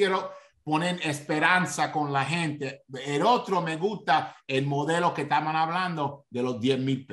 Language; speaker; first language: Spanish; early bilingual, heritage; Spanish